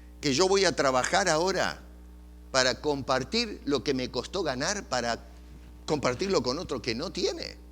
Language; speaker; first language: Spanish; native; Spanish